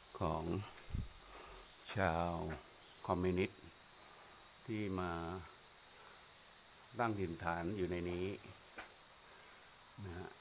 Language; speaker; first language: Thai; native; Thai